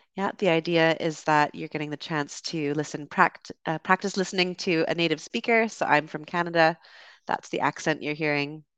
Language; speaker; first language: English; native; English